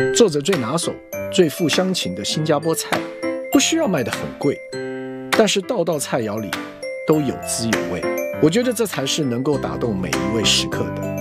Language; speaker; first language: Chinese; native; Chinese